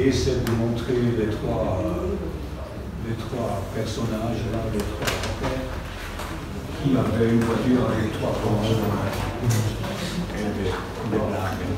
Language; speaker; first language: French; non-native, local second language; Dutch